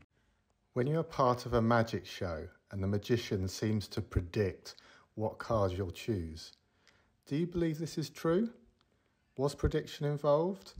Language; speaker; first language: English; native; English